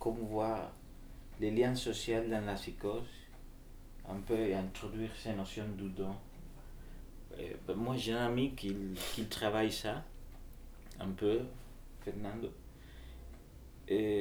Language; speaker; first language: French; non-native, fluent; Spanish